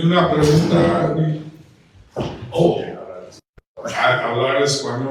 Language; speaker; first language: Spanish; early bilingual, heritage; Spanish